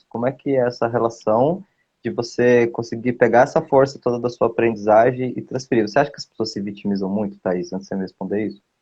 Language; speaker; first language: Portuguese; native; Portuguese